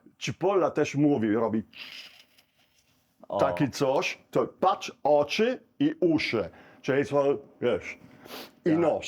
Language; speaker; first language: Polish; non-native, learner; Italian